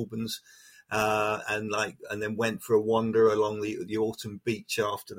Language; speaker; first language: English; native; English